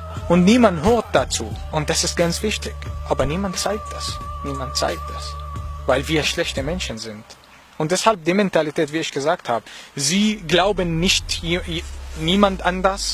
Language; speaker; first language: German; non-native, learner; Arabic